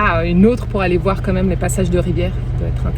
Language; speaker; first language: French; native; French